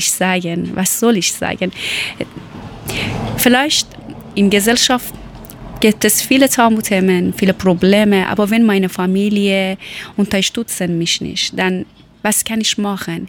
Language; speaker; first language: German; non-native, learner; Persian